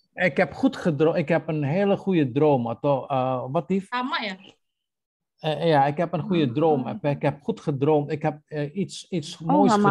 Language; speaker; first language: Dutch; non-native, fluent; Indonesian